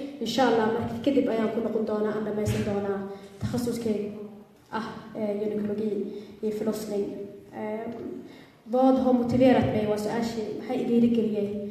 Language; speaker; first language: Somali; early bilingual, heritage; Somali